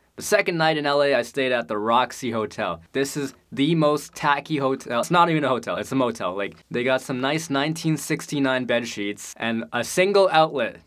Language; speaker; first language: English; native; English